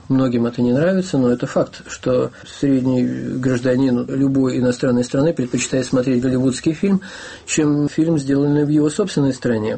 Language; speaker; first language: Russian; native; Russian